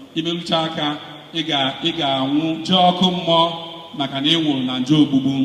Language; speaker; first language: Igbo; native; Igbo